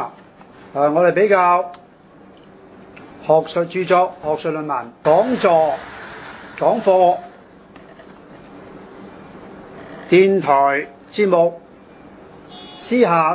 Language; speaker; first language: Chinese; non-native, local second language; Cantonese